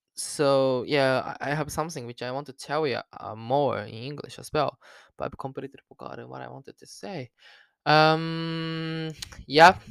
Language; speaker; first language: English; non-native, learner; Japanese